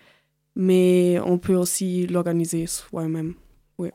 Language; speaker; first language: French; non-native, learner; German